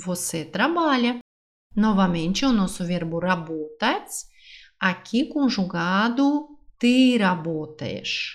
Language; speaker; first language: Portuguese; non-native, fluent; Russian